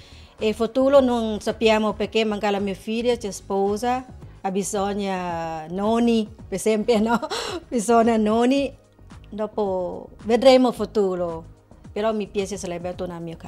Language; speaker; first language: Italian; non-native, learner; Thai